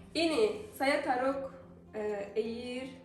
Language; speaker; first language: Indonesian; non-native, learner; Turkish